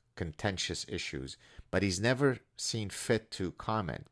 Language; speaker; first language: English; non-native, fluent; Arabic